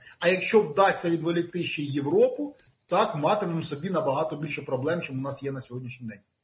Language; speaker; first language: Ukrainian; native; Ukrainian